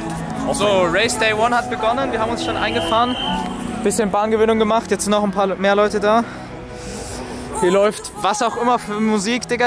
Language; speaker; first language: German; native; German